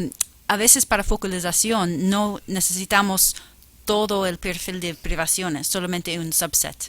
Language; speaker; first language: Spanish; non-native, fluent; English